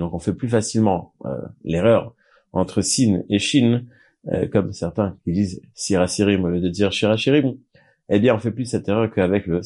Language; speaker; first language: French; native; French